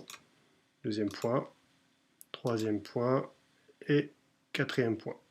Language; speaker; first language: French; native; French